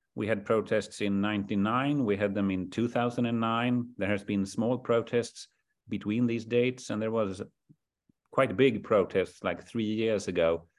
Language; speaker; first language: English; non-native, fluent; Swedish